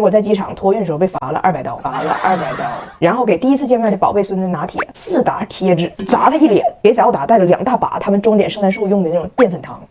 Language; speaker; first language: Chinese; native; Chinese